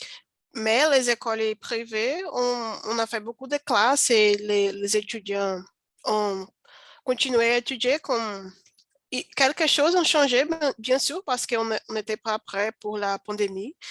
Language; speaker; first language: French; non-native, learner; Portuguese